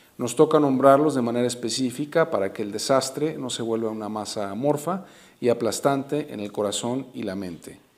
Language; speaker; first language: Spanish; native; Spanish